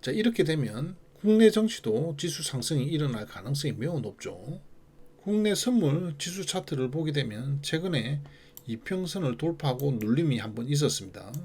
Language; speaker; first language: Korean; native; Korean